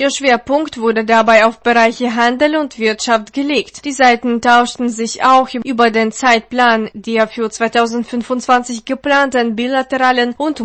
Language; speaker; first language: German; non-native, fluent; Russian